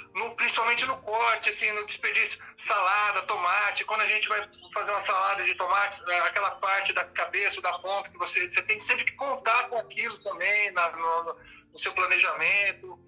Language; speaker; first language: Portuguese; native; Portuguese